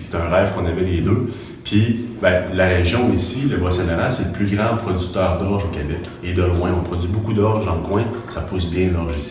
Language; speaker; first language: French; native; French